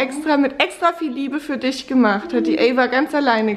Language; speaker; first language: German; native; German